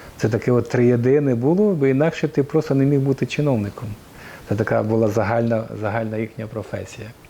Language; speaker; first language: Ukrainian; native; Ukrainian